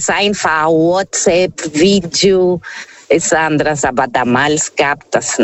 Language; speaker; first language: German; non-native, fluent; Portuguese